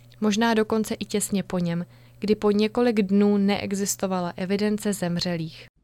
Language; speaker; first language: Czech; native; Czech